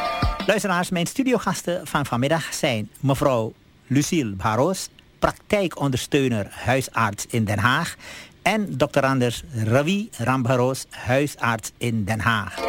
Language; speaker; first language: Dutch; native; Dutch